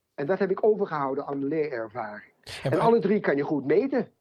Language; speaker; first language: Dutch; non-native, fluent; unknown